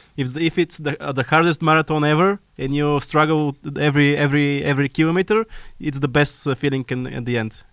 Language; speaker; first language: English; non-native, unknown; Bulgarian